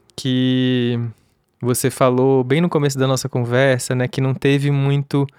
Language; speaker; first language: Portuguese; native; Portuguese